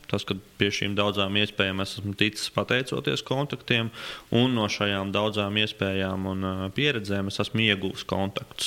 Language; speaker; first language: Latvian; native; Latvian